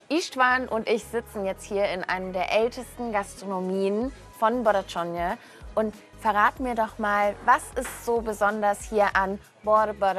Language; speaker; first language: German; native; German